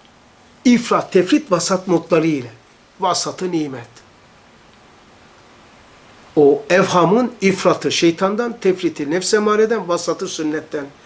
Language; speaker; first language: Turkish; native; Turkish